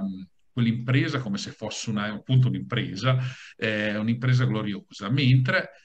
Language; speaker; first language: Italian; native; Italian